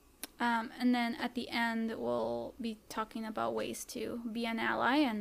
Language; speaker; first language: English; native; English